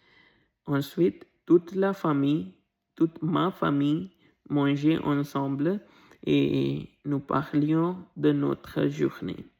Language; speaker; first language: French; non-native, learner; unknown